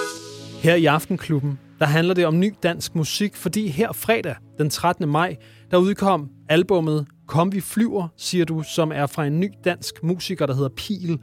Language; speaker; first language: Danish; native; Danish